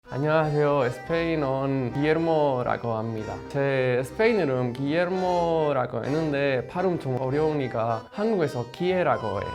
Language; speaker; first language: Korean; non-native, learner; Spanish